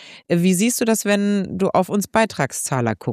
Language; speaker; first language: German; native; German